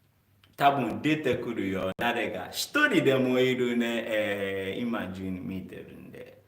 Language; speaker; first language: Japanese; non-native, learner; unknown